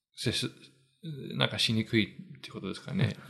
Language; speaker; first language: Japanese; non-native, fluent; English